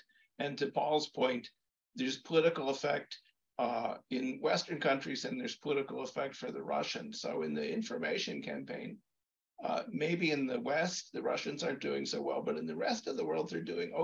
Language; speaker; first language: English; native; English